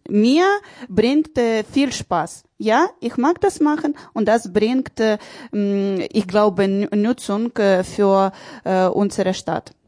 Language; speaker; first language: German; non-native, learner; Ukrainian